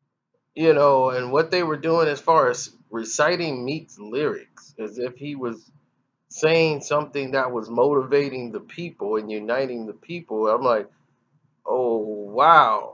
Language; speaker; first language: English; native; English